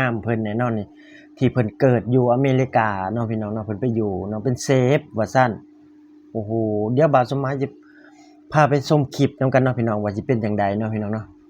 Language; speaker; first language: Thai; non-native, local second language; Northeastern Thai